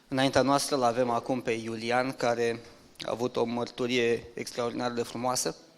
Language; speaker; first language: Romanian; native; Romanian